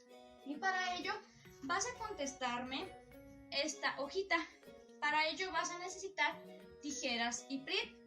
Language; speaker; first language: Spanish; native; Spanish